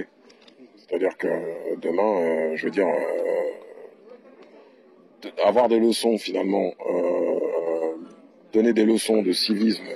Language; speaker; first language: French; native; French